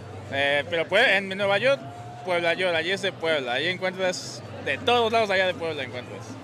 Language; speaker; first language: Spanish; native; Spanish